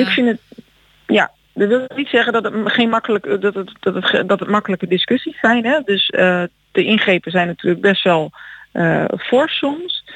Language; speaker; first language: Dutch; native; Dutch